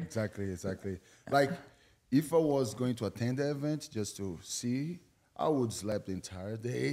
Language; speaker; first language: English; non-native, fluent; Portuguese